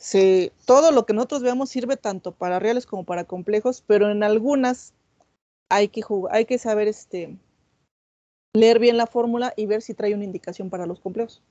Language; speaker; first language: Spanish; native; Spanish